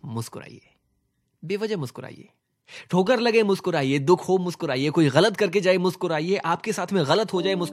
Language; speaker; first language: Hindi; native; Hindi